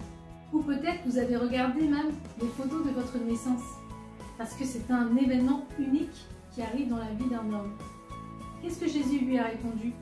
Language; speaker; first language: French; native; French